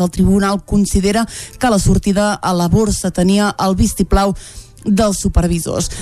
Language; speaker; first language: Catalan; native; Catalan